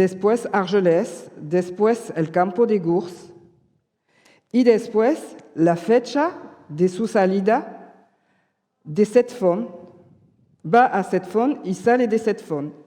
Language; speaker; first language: Spanish; early bilingual, heritage; Spanish